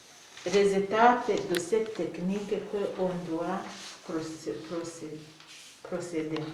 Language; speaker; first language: French; non-native, local second language; Rundi